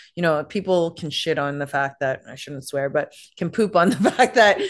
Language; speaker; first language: English; native; English